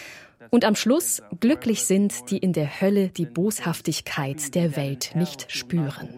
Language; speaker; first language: German; native; German